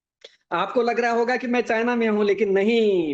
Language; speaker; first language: Hindi; native; Hindi